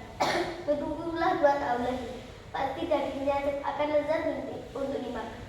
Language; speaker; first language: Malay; non-native, local second language; Javanese